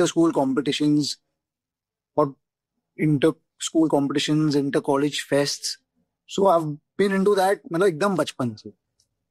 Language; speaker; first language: Hindi; native; Hindi